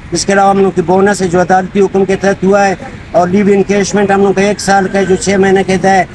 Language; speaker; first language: Urdu; non-native, local second language; Baluchi